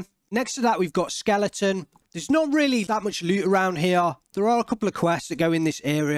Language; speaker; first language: English; native; English